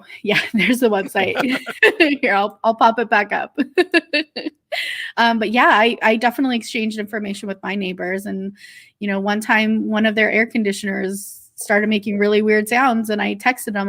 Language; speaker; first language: English; native; English